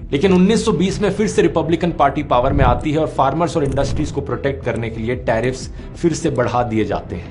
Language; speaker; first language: Hindi; native; Hindi